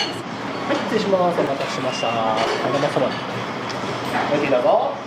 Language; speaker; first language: Japanese; native; Japanese